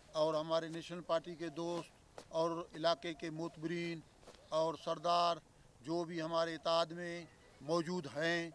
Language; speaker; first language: Urdu; non-native, local second language; Baluchi